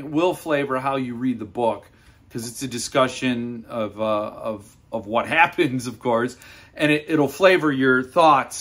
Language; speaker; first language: English; native; English